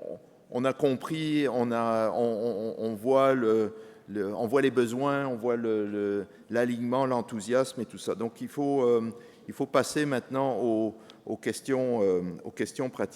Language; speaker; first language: French; native; French